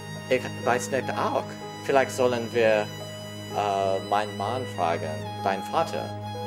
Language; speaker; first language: German; non-native, learner; English